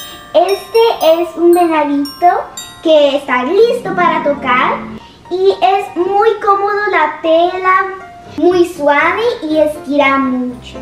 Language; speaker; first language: Spanish; early bilingual, other home language; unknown